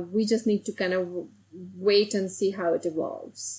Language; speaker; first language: English; non-native, local second language; Hindi